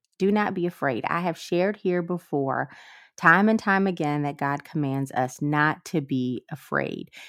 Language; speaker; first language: English; early bilingual, other home language; Amharic